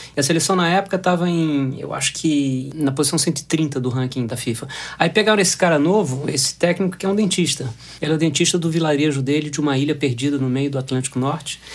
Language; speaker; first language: Portuguese; native; Portuguese